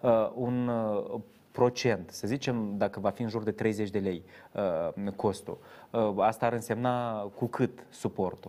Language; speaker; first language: Romanian; native; Romanian